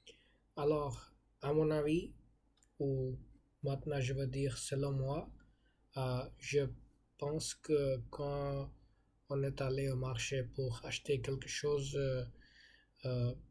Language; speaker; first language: French; non-native, learner; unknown